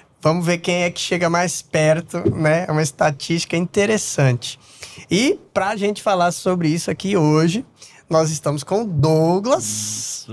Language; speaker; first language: Portuguese; native; Portuguese